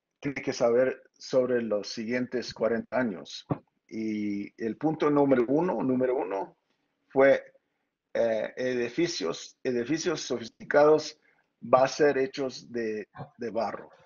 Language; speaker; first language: Spanish; early bilingual, heritage; Spanish